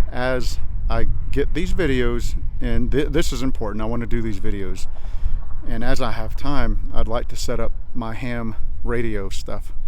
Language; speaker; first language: English; native; English